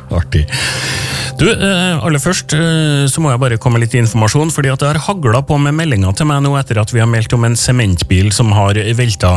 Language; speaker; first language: Norwegian; native; Norwegian